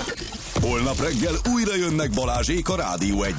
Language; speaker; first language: Hungarian; native; Hungarian